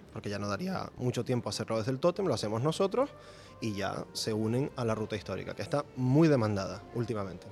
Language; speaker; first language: Spanish; native; Spanish